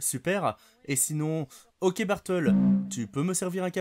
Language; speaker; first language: French; native; French